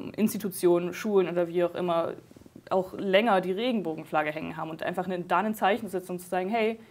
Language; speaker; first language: German; native; German